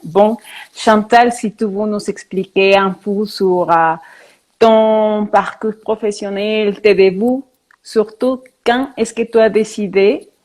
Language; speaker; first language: French; non-native, fluent; Spanish